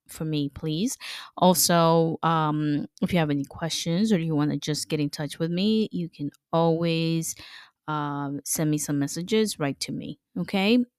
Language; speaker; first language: English; non-native, fluent; Spanish